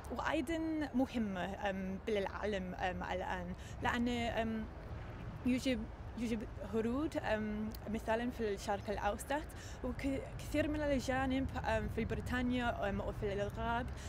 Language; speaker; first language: Arabic; non-native, learner; English